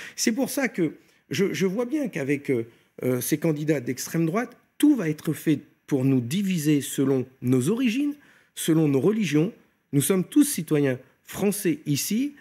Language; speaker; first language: French; native; French